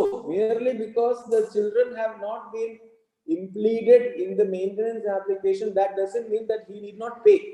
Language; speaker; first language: English; non-native, local second language; Malayalam